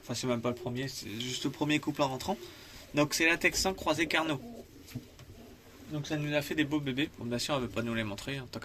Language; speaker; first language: French; native; French